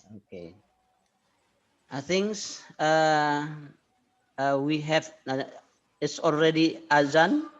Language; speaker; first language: English; non-native, fluent; Indonesian